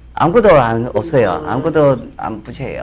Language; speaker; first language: Korean; non-native, fluent; Chinese